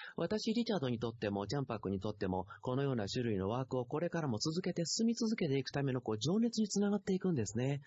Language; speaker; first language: Japanese; native; Japanese